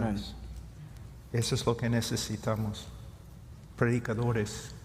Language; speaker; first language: Spanish; non-native, fluent; English